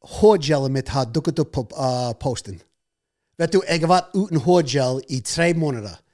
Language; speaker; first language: Norwegian; non-native, fluent; English